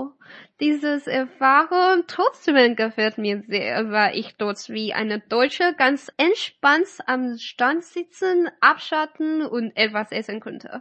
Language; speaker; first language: German; non-native, fluent; Chinese